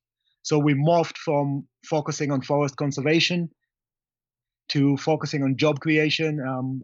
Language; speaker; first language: English; non-native, local second language; Luyia